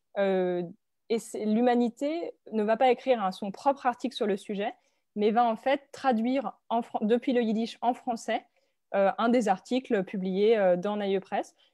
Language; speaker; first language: French; native; French